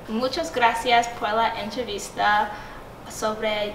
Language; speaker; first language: Spanish; non-native, learner; English